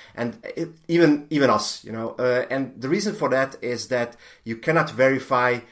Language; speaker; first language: English; non-native, fluent; Hungarian